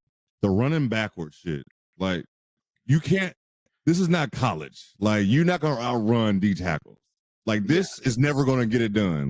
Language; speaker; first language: English; native; English